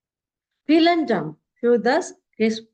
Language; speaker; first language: German; non-native, fluent; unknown